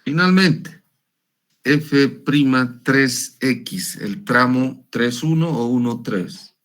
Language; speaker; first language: Spanish; native; Spanish